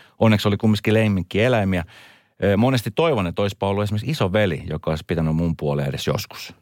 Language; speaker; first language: Finnish; early bilingual, other home language; Swedish